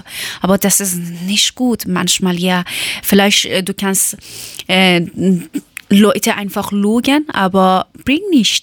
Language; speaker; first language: German; non-native, learner; Persian